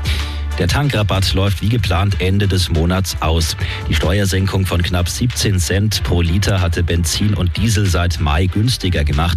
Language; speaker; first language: German; native; German